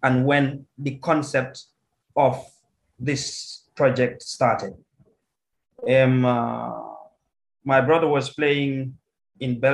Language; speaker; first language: English; non-native, local second language; Wolof